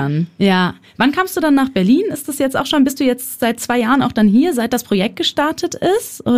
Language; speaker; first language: German; native; German